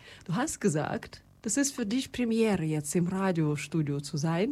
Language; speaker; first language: German; non-native, fluent; Russian